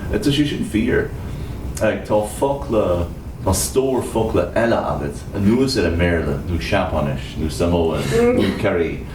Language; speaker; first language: Irish; native; Irish